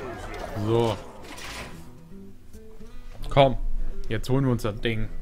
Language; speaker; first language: German; native; German